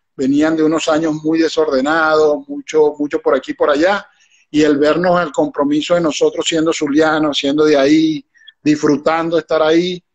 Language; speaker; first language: Spanish; native; Spanish